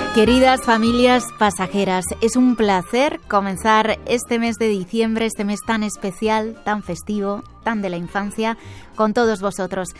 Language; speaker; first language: Spanish; native; Spanish